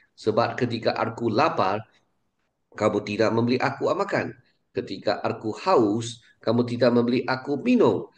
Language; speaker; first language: Malay; non-native, local second language; Chinese